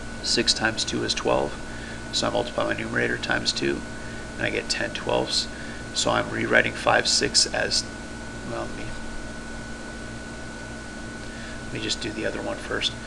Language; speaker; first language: English; native; English